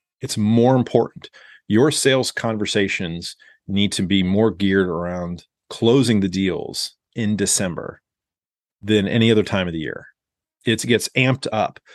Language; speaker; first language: English; native; English